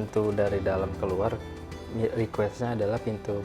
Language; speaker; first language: Indonesian; native; Indonesian